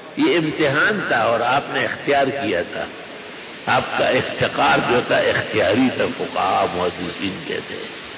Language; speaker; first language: Urdu; non-native, local second language; Pashto